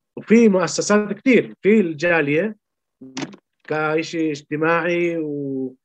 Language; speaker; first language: Arabic; early bilingual, heritage; Spanish